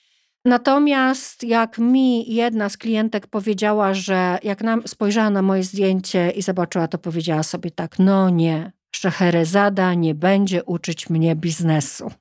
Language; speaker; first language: Polish; native; Polish